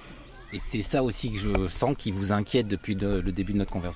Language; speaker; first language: French; native; French